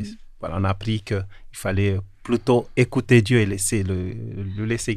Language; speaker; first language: French; non-native, fluent; Kabuverdianu